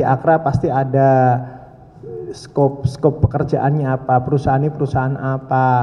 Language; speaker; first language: Indonesian; native; Indonesian